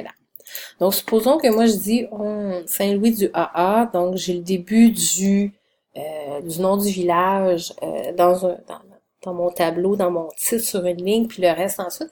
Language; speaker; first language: French; native; French